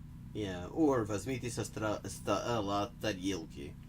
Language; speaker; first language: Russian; non-native, fluent; English